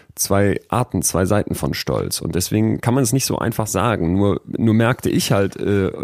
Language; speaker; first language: German; native; German